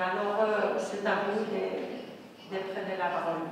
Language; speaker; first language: French; non-native, fluent; Spanish